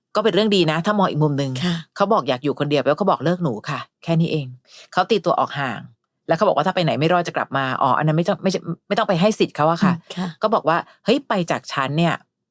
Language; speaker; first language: Thai; native; Thai